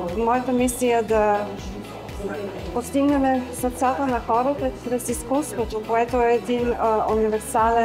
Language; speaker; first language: Bulgarian; early bilingual, heritage; Bulgarian